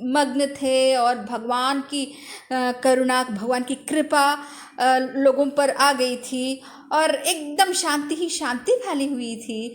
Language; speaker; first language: Hindi; non-native, local second language; Telugu